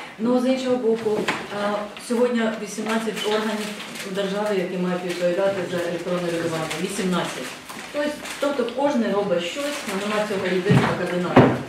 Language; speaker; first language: Ukrainian; non-native, fluent; Estonian